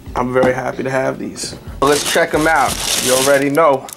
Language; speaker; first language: English; native; English